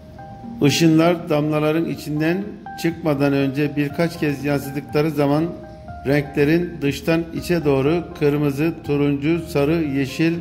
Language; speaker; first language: Turkish; native; Turkish